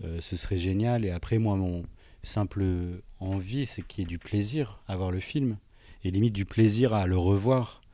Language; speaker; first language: French; native; French